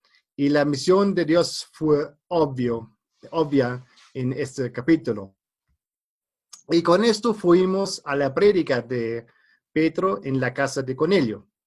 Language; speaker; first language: Spanish; non-native, fluent; German